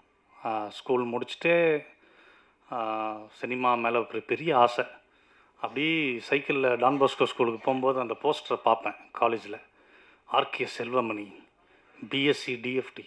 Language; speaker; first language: Tamil; native; Tamil